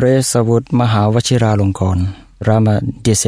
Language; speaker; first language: Russian; non-native, learner; Thai